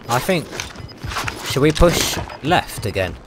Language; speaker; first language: English; native; English